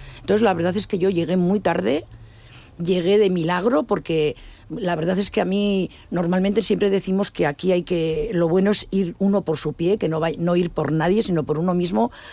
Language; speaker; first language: Spanish; native; Spanish